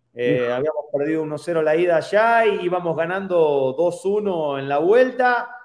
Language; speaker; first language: Spanish; native; Spanish